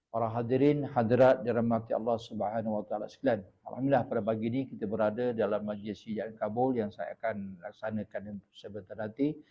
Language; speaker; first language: Malay; native; Malay